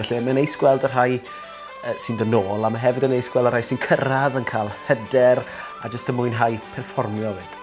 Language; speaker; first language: Welsh; native; Welsh